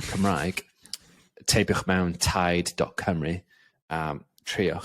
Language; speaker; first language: Welsh; non-native, local second language; English